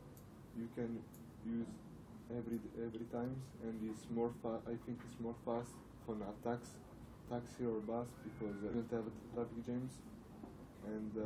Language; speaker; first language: English; non-native, learner; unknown